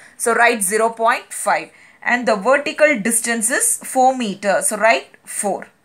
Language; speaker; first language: English; non-native, local second language; Tamil